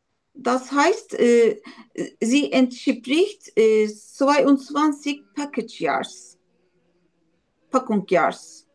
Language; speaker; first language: German; non-native, learner; Turkish